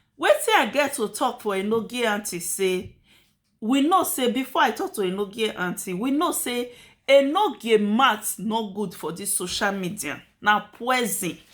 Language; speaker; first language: Nigerian Pidgin; native; Nigerian Pidgin